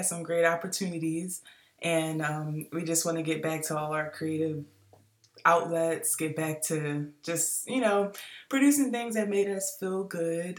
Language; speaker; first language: English; native; English